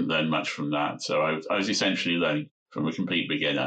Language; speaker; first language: English; native; English